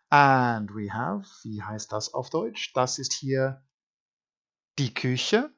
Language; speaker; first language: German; non-native, fluent; English